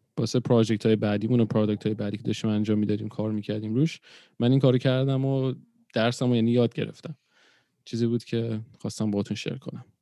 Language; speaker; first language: Persian; early bilingual, other home language; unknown